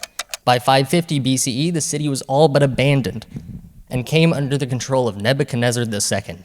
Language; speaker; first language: English; native; English